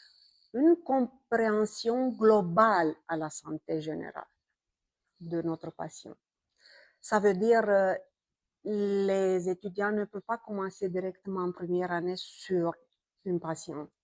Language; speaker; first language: French; non-native, fluent; Romanian